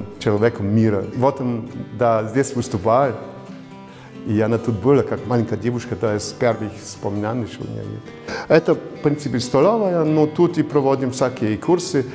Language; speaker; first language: Ukrainian; non-native, fluent; German